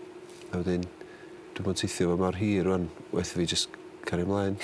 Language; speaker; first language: Welsh; native; Welsh